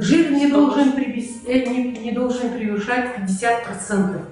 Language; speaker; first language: Russian; non-native, local second language; Yakut